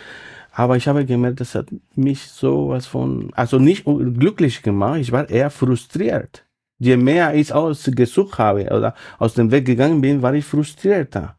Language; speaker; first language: German; non-native, fluent; Spanish